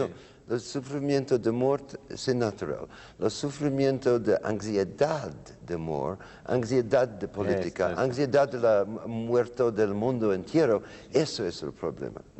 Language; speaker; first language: Spanish; non-native, learner; English